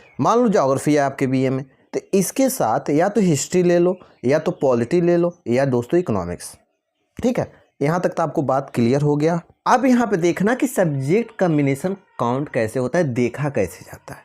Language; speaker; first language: Hindi; native; Hindi